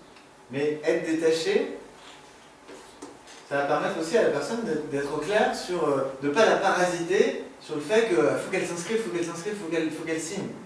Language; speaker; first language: French; native; French